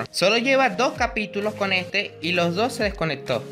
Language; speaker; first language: Spanish; native; Spanish